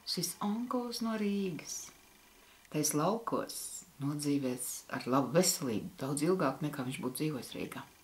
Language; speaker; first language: Latvian; native; Latvian